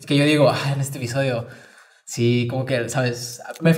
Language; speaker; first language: Spanish; native; Spanish